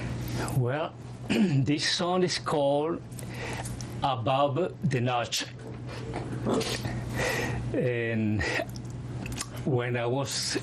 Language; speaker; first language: English; non-native, fluent; Spanish